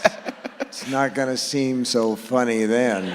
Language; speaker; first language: English; native; English